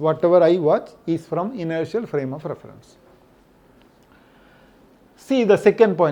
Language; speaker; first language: English; non-native, local second language; Malayalam